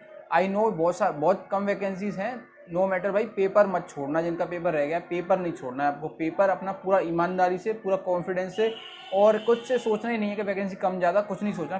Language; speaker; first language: Hindi; native; Hindi